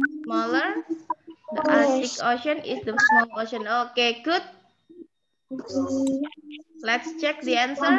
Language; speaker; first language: English; non-native, learner; Indonesian